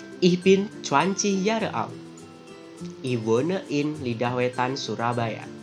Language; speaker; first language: German; non-native, fluent; Javanese